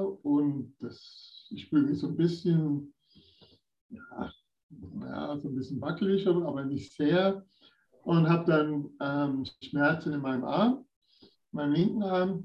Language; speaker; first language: German; non-native, fluent; English